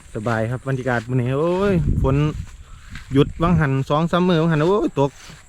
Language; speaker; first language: Thai; native; Thai